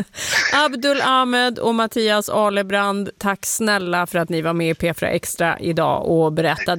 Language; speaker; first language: Swedish; native; Swedish